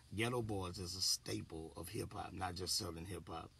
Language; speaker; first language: English; native; English